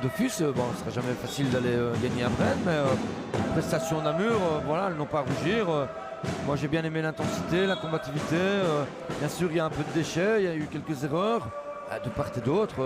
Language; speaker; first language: French; native; French